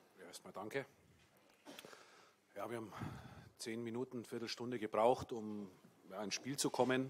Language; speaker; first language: German; native; German